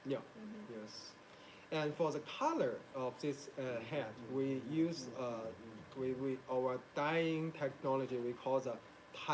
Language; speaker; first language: English; non-native, learner; Chinese